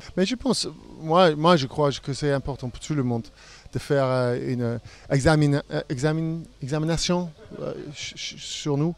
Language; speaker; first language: French; non-native, fluent; English